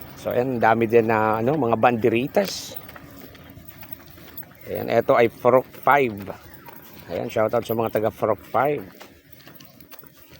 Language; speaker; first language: Filipino; non-native, local second language; Bikol